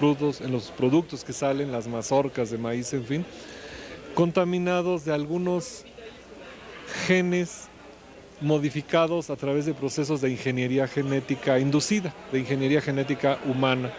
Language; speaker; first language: Spanish; native; Spanish